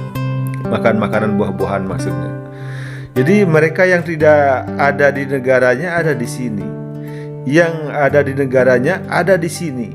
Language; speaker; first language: Indonesian; native; Indonesian